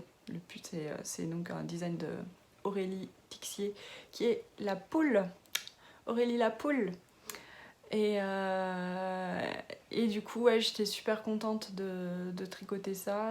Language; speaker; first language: French; native; French